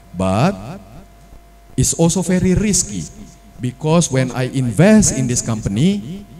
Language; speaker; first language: English; non-native, fluent; Indonesian